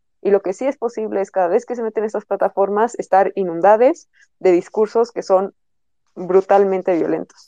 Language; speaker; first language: Spanish; native; Spanish